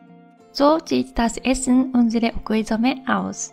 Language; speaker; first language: German; non-native, fluent; Japanese